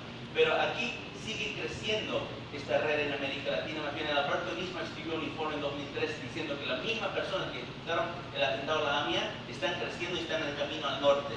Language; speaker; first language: Spanish; early bilingual, heritage; Spanish